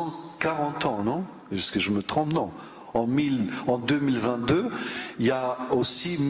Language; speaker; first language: French; non-native, fluent; Romanian